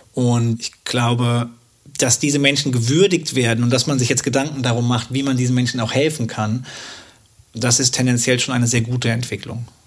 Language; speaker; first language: German; native; German